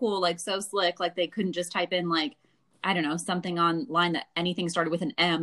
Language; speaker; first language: English; native; English